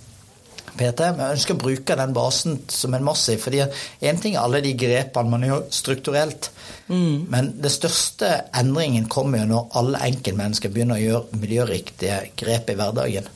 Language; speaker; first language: Norwegian; native; Norwegian